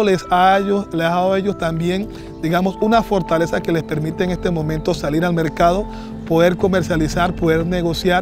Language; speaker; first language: Spanish; native; Spanish